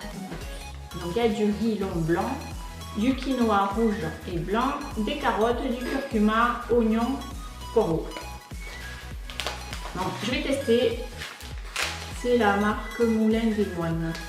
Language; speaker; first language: French; native; French